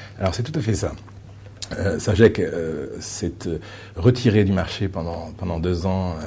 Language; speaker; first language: French; native; French